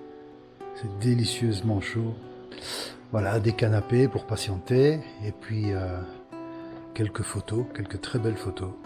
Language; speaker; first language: French; native; French